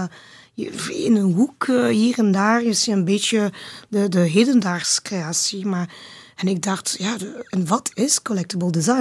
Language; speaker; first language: Dutch; non-native, learner; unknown